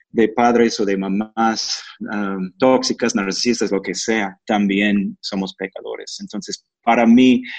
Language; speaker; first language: Spanish; non-native, fluent; English